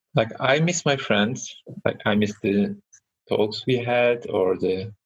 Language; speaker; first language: English; non-native, fluent; Turkish